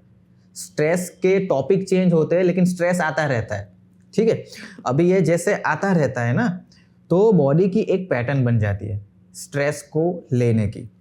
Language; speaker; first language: Hindi; non-native, local second language; Gujarati